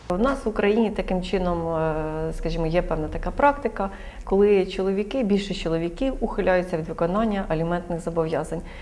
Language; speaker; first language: Ukrainian; native; Ukrainian